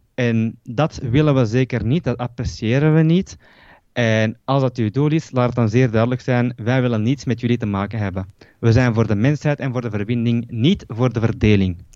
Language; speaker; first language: Dutch; early bilingual, other home language; Turkish